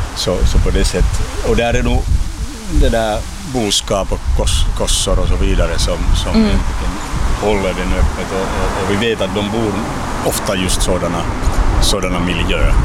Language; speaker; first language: Swedish; non-native, local second language; Finnish